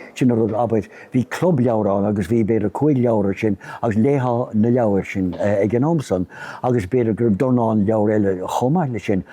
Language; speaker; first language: Irish; native; Irish